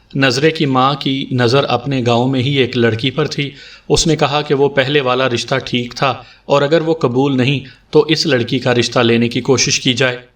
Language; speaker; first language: Urdu; native; Urdu